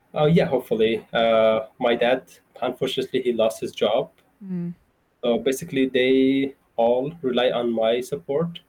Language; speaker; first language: English; non-native, fluent; Persian